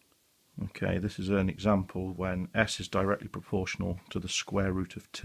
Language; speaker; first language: English; native; English